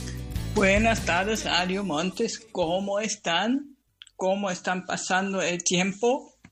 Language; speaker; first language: Spanish; non-native, fluent; German